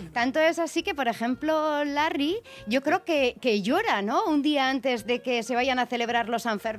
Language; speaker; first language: Spanish; native; Spanish